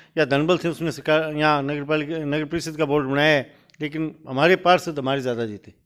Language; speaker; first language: Hindi; native; Hindi